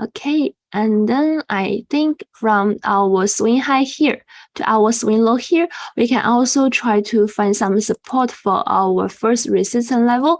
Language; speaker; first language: English; non-native, fluent; Chinese